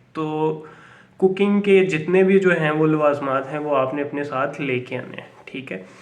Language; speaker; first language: Urdu; non-native, local second language; Punjabi